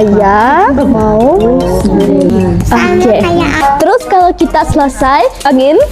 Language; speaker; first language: Indonesian; non-native, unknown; German